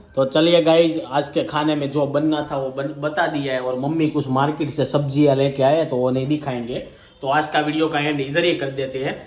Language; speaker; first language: Hindi; non-native, local second language; Gujarati